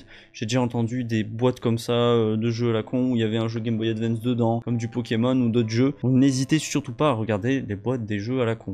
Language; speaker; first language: French; native; French